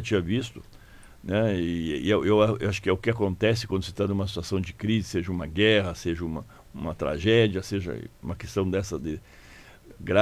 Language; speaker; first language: Portuguese; native; Portuguese